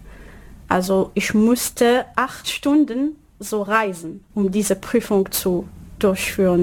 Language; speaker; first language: German; non-native, learner; Arabic